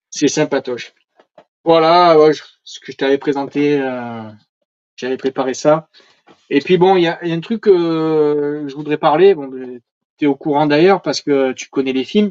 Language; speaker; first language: French; native; French